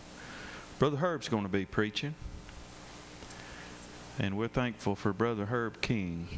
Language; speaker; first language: English; native; English